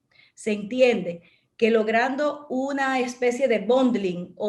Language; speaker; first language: Spanish; native; Spanish